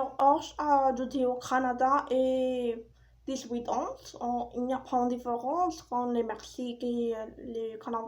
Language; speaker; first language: French; non-native, learner; Spanish